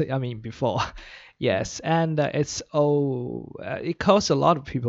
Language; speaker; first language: English; non-native, fluent; Chinese